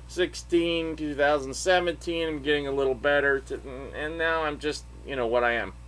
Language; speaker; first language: English; native; English